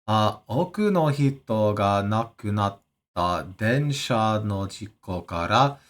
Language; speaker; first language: Japanese; non-native, learner; English